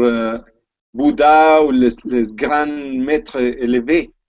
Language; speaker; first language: French; non-native, learner; Spanish